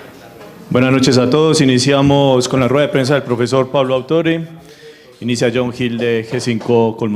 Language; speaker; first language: Spanish; native; Spanish